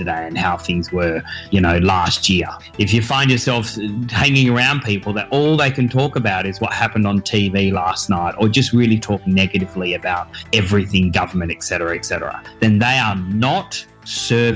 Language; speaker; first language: English; native; English